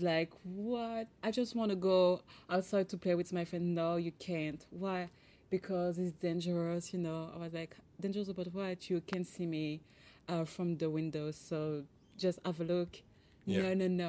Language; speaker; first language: English; non-native, fluent; French